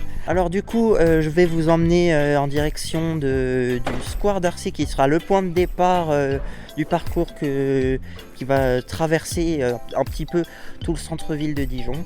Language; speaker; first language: French; native; French